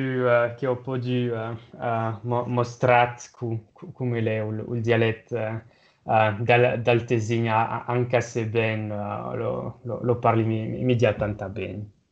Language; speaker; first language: Italian; non-native, local second language; French